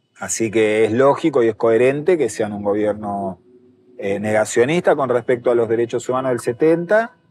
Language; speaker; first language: Spanish; native; Spanish